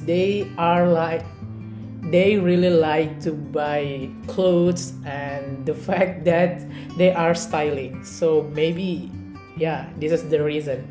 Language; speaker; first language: English; non-native, learner; Indonesian